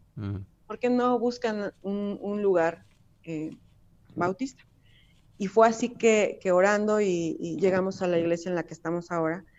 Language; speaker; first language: Spanish; native; Spanish